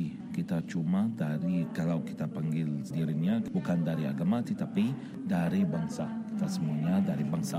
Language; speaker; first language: Indonesian; non-native, fluent; Arabic